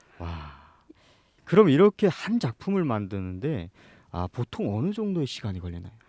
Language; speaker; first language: Korean; native; Korean